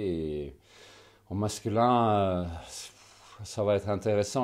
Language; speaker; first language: French; non-native, fluent; Swedish